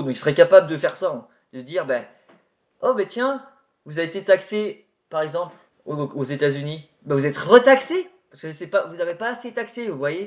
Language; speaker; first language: French; native; French